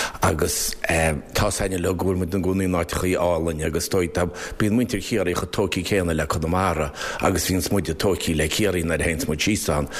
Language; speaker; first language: Irish; native; Irish